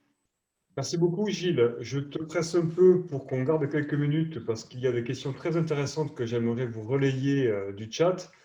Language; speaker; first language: French; native; French